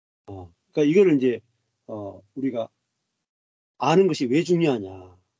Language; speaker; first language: Korean; native; Korean